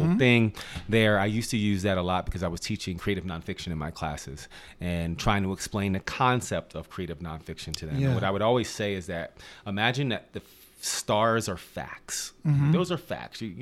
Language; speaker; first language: English; native; English